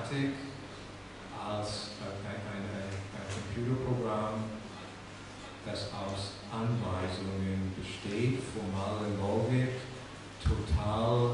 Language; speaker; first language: German; non-native, fluent; English